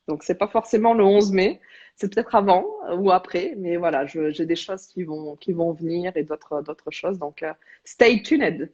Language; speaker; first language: French; native; French